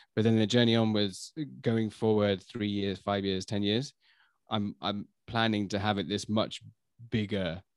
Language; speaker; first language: English; native; English